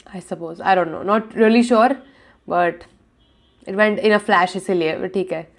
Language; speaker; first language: Hindi; non-native, local second language; Gujarati